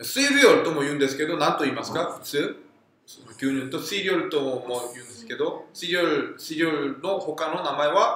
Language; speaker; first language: Japanese; non-native, fluent; Korean